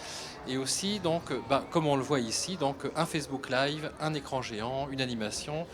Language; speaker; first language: French; native; French